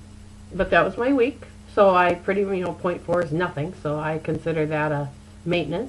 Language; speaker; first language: English; native; English